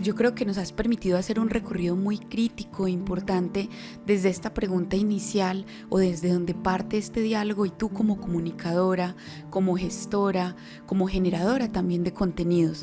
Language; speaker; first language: Spanish; native; Spanish